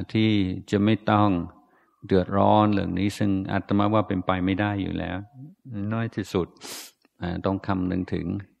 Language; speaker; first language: Thai; non-native, fluent; English